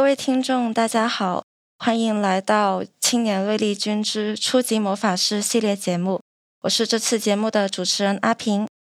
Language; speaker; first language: Chinese; non-native, local second language; Cantonese